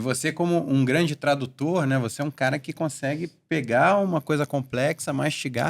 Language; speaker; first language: Portuguese; native; Portuguese